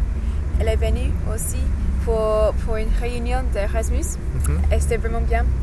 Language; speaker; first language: French; non-native, learner; English